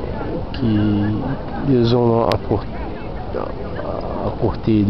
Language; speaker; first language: French; non-native, learner; Portuguese